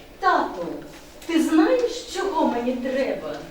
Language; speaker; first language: Ukrainian; native; Ukrainian